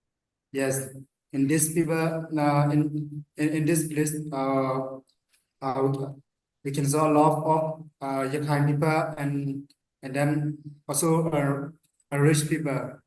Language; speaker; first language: English; non-native, learner; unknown